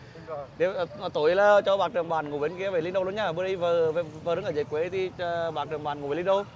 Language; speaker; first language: Vietnamese; native; Vietnamese